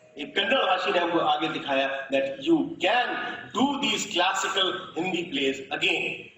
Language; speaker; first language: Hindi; native; Hindi